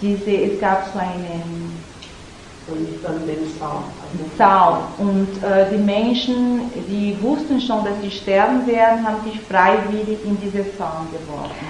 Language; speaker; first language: German; non-native, learner; Portuguese